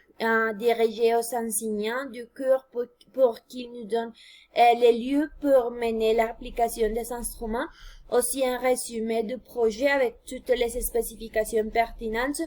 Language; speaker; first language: French; non-native, fluent; Spanish